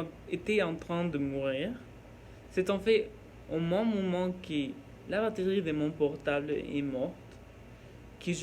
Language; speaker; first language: French; non-native, learner; Norwegian